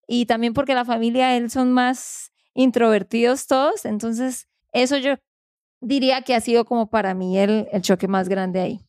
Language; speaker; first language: Spanish; native; Spanish